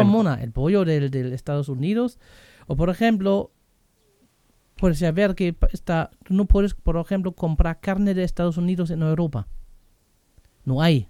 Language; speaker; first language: Spanish; non-native, fluent; German